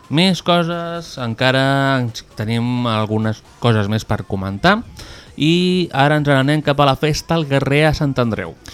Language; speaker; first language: Catalan; native; Catalan